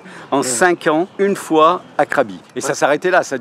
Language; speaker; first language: French; native; French